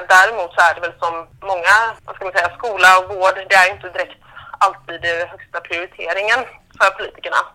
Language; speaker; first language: Swedish; native; Swedish